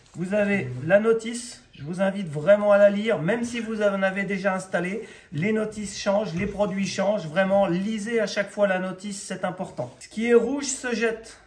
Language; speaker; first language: French; native; French